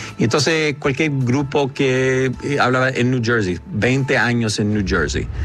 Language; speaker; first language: Spanish; early bilingual, heritage; Spanish